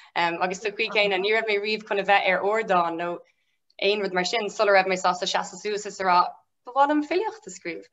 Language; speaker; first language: Irish; non-native, local second language; English